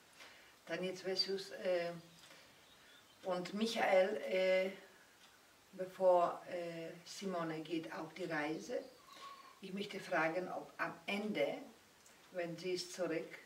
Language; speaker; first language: German; non-native, learner; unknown